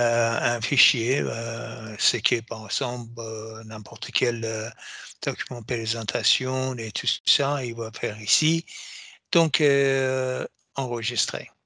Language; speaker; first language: French; non-native, fluent; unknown